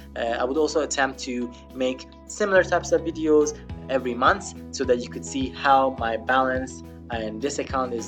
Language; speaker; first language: English; non-native, fluent; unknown